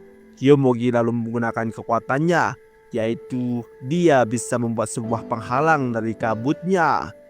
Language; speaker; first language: Indonesian; native; Indonesian